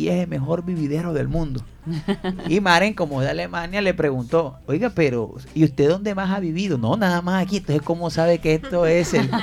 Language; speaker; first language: Spanish; native; Spanish